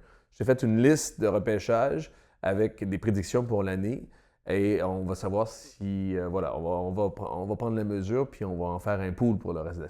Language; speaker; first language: French; native; French